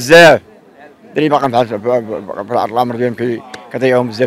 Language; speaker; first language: Arabic; native; Arabic